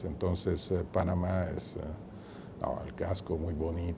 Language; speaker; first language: Spanish; non-native, fluent; Italian